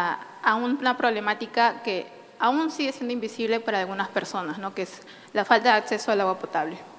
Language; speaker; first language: Spanish; native; Spanish